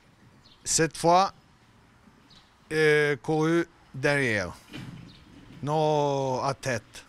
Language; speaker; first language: French; non-native, learner; Swedish